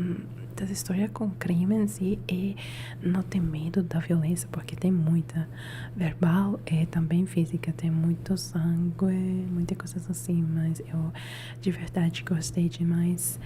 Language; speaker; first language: Portuguese; non-native, learner; Italian